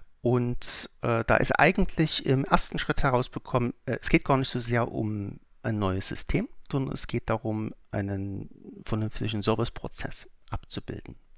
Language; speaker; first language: German; native; German